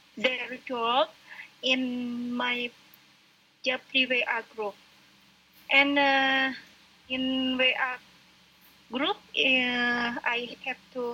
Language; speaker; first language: English; non-native, local second language; Indonesian